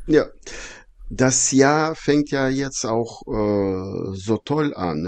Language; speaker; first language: German; non-native, fluent; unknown